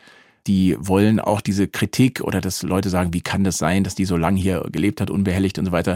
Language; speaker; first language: German; native; German